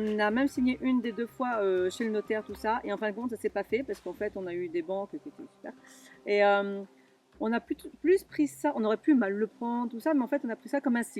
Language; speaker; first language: French; native; French